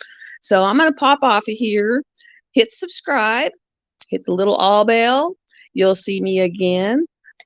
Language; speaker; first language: English; native; English